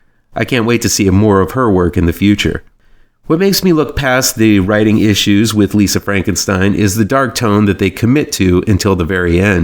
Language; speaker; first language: English; native; English